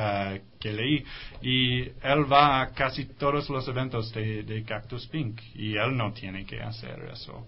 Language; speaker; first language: Spanish; non-native, fluent; English